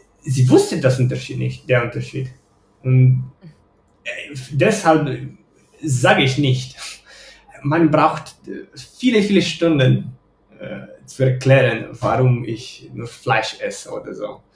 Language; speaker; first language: German; non-native, fluent; Romanian